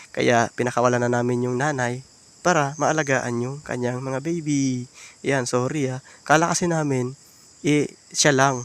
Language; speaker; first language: Filipino; native; Filipino